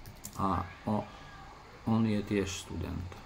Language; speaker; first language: Ukrainian; non-native, learner; Slovak